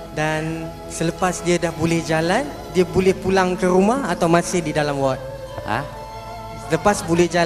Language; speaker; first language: Malay; native; Malay